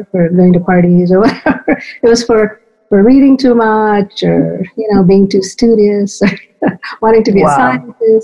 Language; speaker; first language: English; non-native, local second language; Hindi